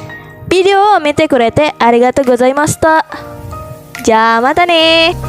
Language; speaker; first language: Japanese; non-native, learner; Indonesian